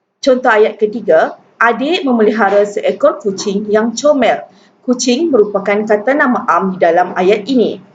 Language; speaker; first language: Malay; native; Malay